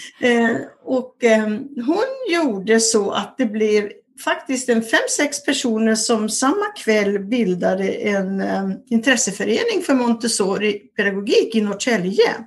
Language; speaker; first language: Swedish; native; Swedish